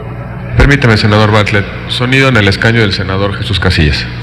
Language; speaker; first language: Spanish; native; Spanish